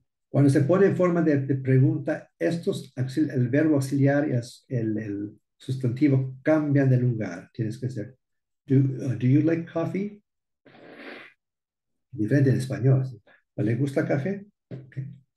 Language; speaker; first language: Spanish; early bilingual, heritage; Spanish